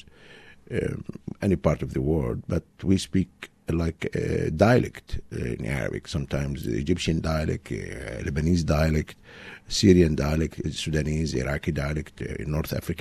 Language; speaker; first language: English; non-native, fluent; Arabic